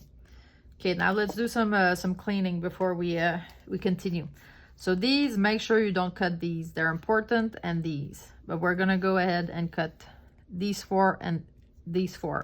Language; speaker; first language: English; non-native, fluent; French